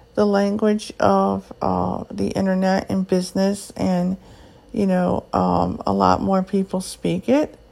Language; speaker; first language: English; native; English